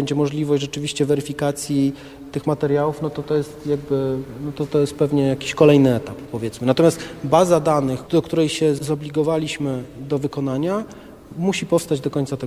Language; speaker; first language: Polish; native; Polish